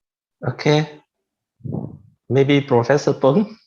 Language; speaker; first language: English; non-native, fluent; Vietnamese